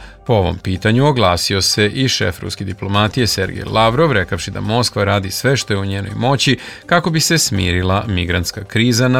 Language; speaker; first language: Serbian; native; Serbian